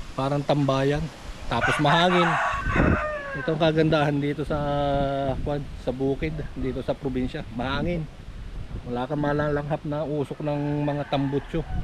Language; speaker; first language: Filipino; non-native, local second language; Cebuano